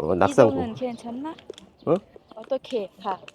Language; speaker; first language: Korean; non-native, learner; Thai